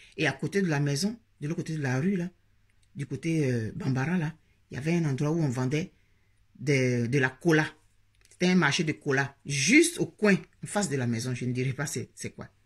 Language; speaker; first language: French; native; French